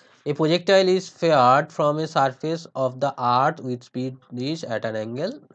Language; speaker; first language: English; non-native, local second language; Bangla